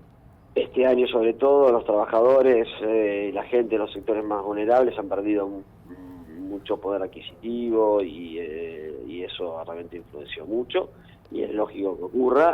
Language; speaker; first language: Spanish; native; Spanish